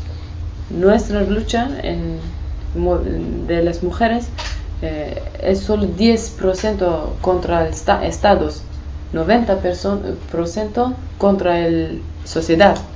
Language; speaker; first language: Spanish; non-native, learner; Kurdish